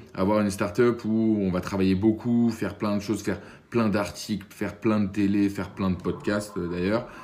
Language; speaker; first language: French; native; French